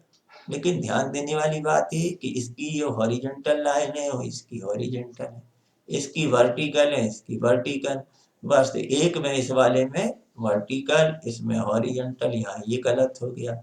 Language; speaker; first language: Hindi; native; Hindi